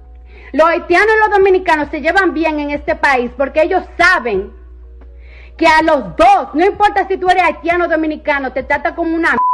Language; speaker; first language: Spanish; early bilingual, heritage; Spanish